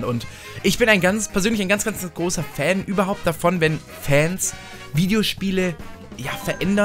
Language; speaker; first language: German; native; German